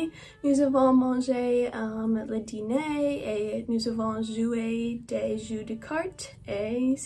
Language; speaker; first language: French; non-native, learner; English